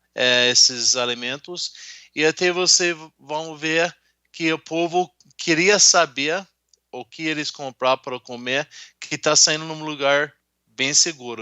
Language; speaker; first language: Portuguese; non-native, fluent; English